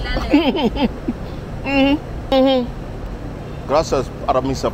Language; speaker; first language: Spanish; non-native, learner; English